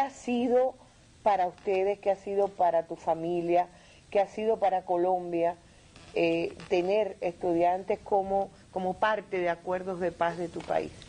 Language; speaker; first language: Spanish; native; Spanish